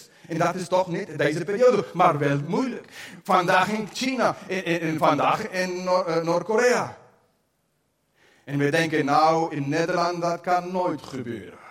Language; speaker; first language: Dutch; non-native, fluent; English